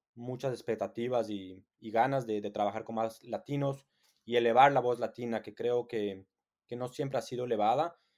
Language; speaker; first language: Spanish; native; Spanish